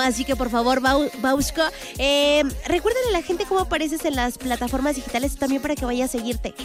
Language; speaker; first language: Spanish; native; Spanish